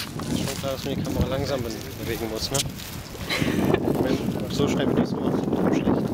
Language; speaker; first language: German; native; German